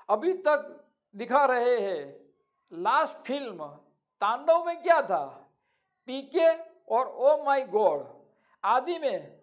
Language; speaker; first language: Hindi; non-native, local second language; Gujarati